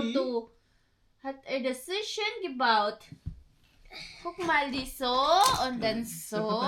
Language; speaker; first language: German; non-native, learner; Cebuano